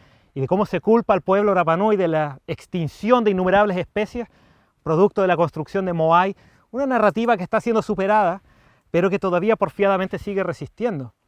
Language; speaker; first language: Spanish; native; Spanish